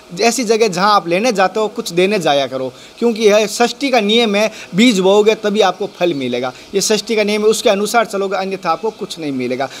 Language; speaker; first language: Hindi; native; Hindi